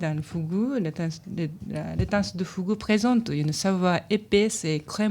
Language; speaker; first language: French; non-native, learner; Japanese